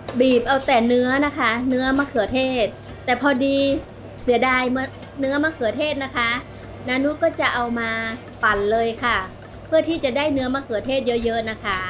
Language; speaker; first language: Thai; native; Thai